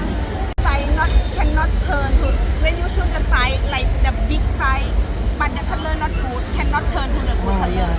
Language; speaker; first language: English; non-native, learner; Thai